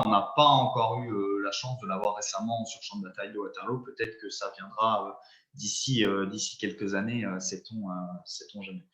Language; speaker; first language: French; native; French